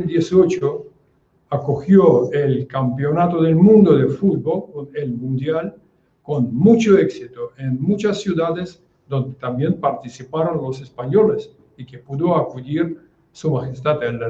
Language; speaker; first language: Spanish; non-native, fluent; Russian